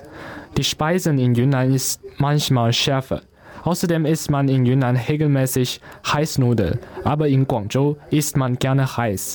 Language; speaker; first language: German; non-native, learner; Chinese